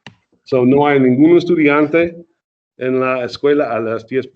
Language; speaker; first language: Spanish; non-native, fluent; English